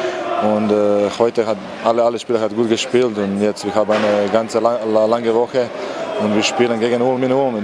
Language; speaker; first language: German; non-native, learner; Croatian